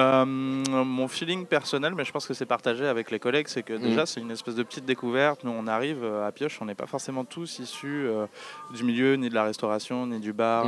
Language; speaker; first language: French; native; French